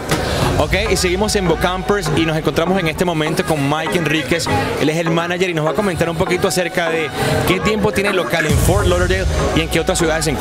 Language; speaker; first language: Spanish; native; Spanish